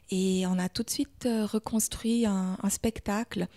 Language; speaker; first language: French; early bilingual, other home language; German